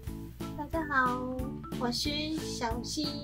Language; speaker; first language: Chinese; non-native, learner; Korean